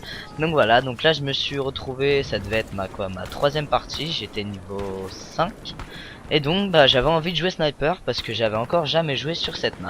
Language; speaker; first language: French; native; French